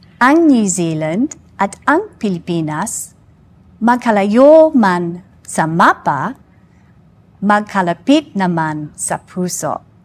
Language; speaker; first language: Filipino; non-native, learner; English